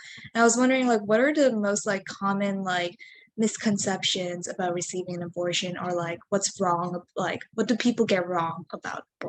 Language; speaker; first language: English; native; English